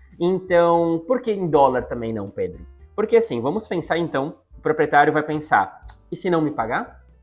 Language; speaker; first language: Portuguese; native; Portuguese